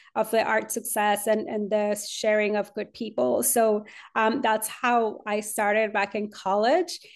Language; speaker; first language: English; non-native, fluent; Spanish